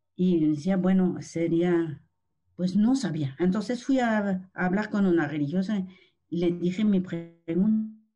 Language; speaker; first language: Spanish; non-native, fluent; French